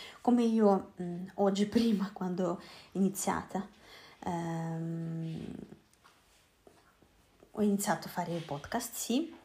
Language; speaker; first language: Italian; non-native, learner; Russian